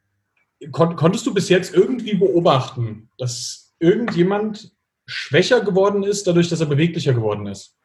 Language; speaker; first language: German; native; German